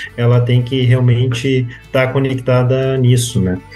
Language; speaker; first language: Portuguese; native; Portuguese